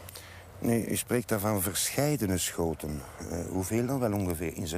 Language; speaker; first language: Dutch; native; Dutch